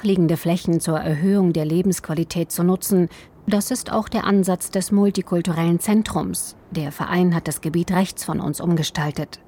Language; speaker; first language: German; native; German